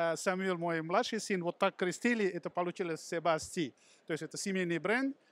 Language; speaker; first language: Russian; non-native, fluent; Sinhala